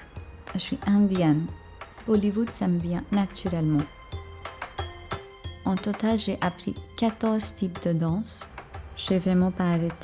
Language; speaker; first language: French; non-native, fluent; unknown